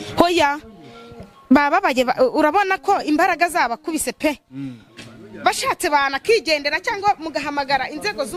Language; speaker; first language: Kinyarwanda; native; Kinyarwanda